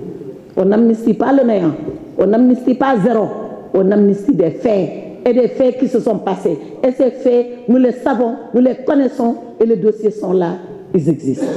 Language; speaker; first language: French; non-native, local second language; Wolof